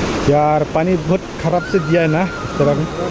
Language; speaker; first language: Hindi; non-native, local second language; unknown